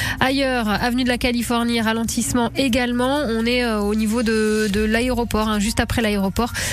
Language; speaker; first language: French; native; French